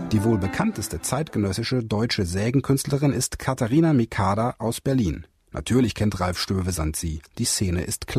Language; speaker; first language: German; native; German